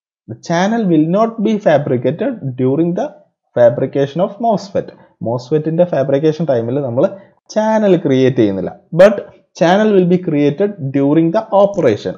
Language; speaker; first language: English; non-native, local second language; Malayalam